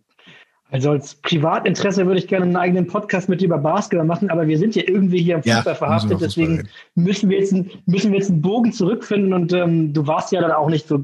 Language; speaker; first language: German; native; German